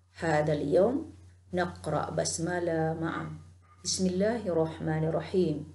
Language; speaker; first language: Arabic; non-native, fluent; Indonesian